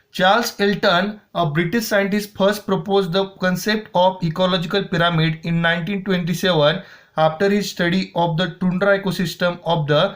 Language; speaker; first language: English; non-native, local second language; Marathi